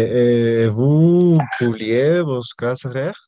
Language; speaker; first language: French; non-native, learner; Spanish